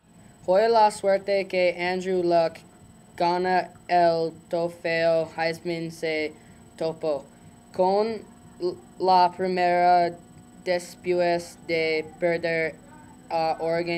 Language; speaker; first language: Spanish; non-native, learner; English